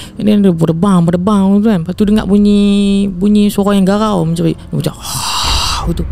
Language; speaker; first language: Malay; native; Malay